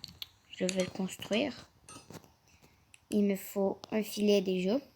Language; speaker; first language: French; native; French